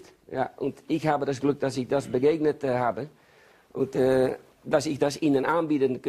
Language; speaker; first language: German; non-native, learner; Dutch